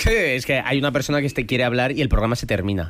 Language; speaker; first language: Spanish; native; Spanish